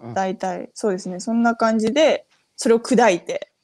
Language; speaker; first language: Japanese; native; Japanese